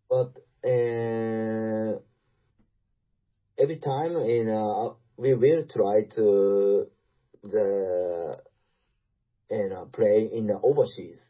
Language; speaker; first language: English; non-native, learner; Japanese